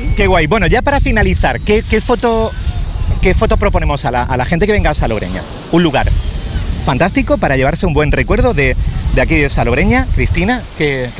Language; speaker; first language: Spanish; native; Spanish